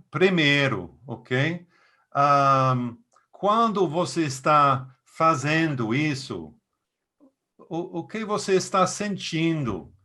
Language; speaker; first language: Portuguese; non-native, fluent; English